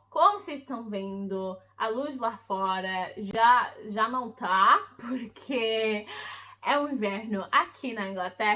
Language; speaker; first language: Portuguese; early bilingual, heritage; English